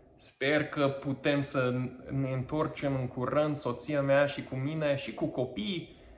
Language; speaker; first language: Romanian; non-native, fluent; English